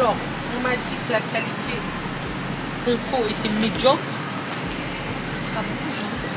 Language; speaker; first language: French; native; French